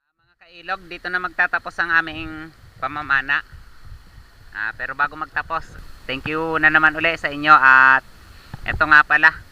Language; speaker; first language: Filipino; non-native, local second language; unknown